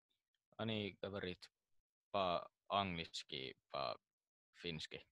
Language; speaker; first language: Russian; non-native, learner; Finnish